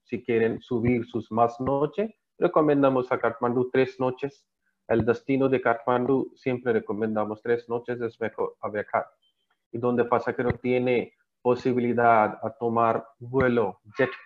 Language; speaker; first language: Spanish; non-native, learner; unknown